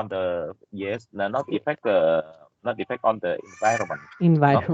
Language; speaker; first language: English; non-native, learner; Vietnamese